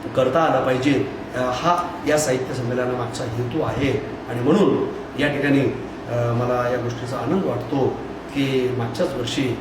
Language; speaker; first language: Marathi; non-native, local second language; Lambadi